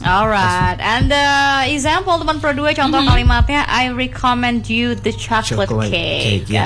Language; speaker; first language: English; non-native, learner; Indonesian